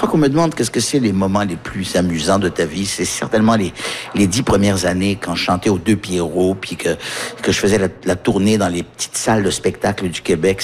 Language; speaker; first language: French; native; French